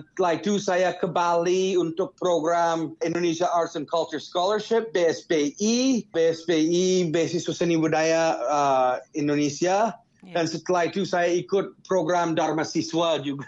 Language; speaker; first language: Indonesian; non-native, fluent; English